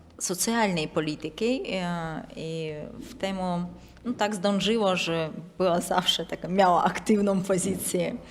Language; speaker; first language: Polish; non-native, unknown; Belarusian